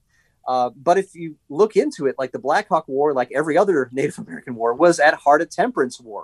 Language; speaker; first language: English; native; English